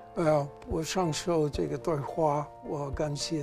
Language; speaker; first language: Chinese; non-native, learner; English